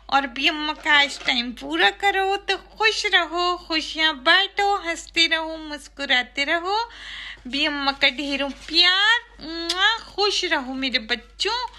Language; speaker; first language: Urdu; native; Urdu